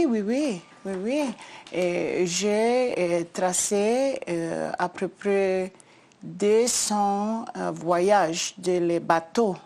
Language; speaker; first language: French; non-native, learner; English